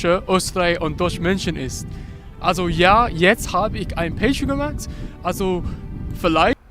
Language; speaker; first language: German; non-native, learner; English